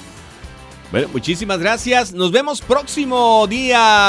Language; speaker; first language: Spanish; native; Spanish